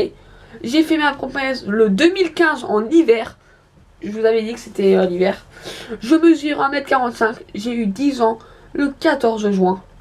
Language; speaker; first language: French; native; French